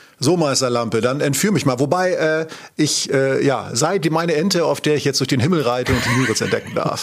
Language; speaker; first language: German; native; German